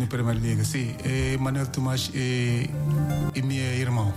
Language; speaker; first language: Portuguese; non-native, learner; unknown